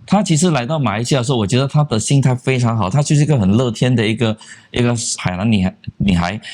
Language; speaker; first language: Chinese; native; Chinese